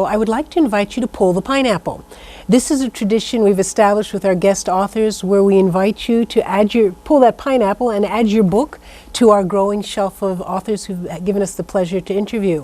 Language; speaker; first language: English; native; English